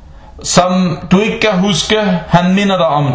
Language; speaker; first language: Danish; non-native, local second language; Arabic